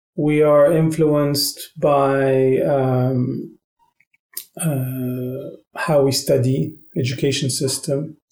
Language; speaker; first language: English; non-native, fluent; Arabic